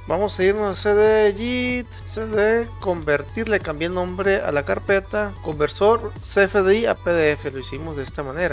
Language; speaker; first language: Spanish; native; Spanish